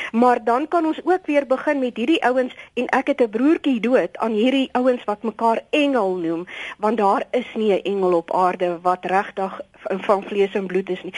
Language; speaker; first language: Afrikaans; native; Afrikaans